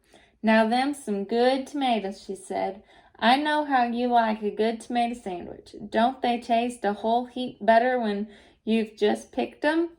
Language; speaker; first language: English; native; English